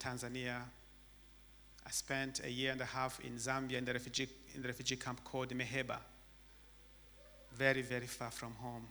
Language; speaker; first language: English; non-native, fluent; Rundi